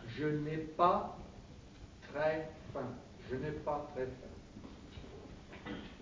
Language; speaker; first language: French; non-native, fluent; English